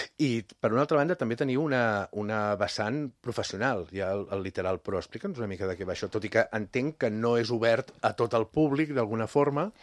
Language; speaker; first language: Catalan; native; Catalan